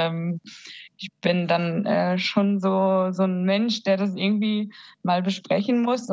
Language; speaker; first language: German; native; German